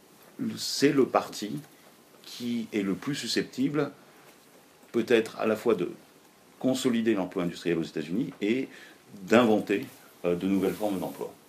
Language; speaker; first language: French; native; French